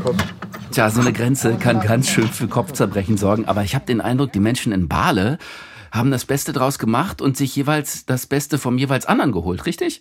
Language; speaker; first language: German; native; German